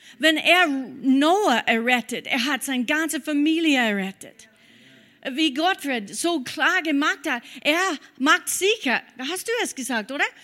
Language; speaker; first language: German; non-native, fluent; English